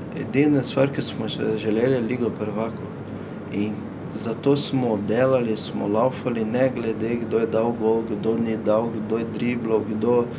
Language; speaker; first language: Slovenian; non-native, fluent; Portuguese